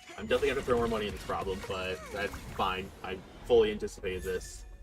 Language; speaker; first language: English; native; English